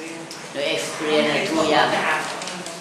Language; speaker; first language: English; non-native, learner; Thai